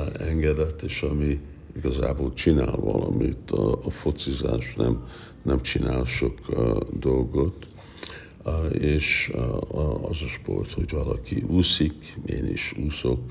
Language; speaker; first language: Hungarian; early bilingual, heritage; Hungarian